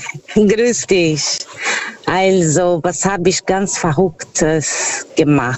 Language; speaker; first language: German; non-native, learner; Portuguese